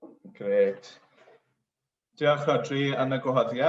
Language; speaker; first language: Welsh; native; Welsh